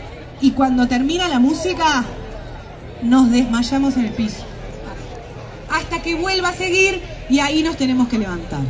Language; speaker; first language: Spanish; native; Spanish